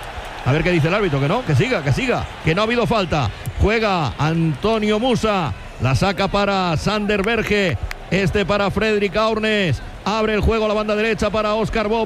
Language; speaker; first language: Spanish; native; Spanish